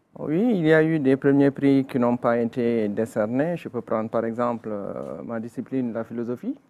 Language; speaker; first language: French; non-native, local second language; Wolof